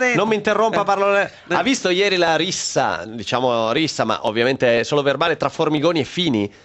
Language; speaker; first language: Italian; native; Italian